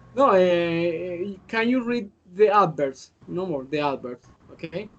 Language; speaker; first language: English; non-native, learner; Spanish